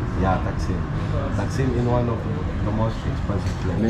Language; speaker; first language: English; non-native, learner; Turkish